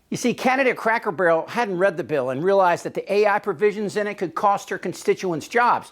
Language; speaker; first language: English; native; English